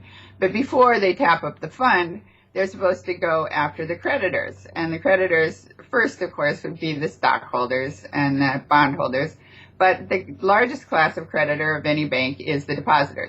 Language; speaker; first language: English; native; English